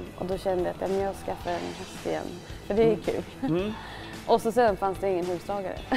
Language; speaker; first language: Swedish; native; Swedish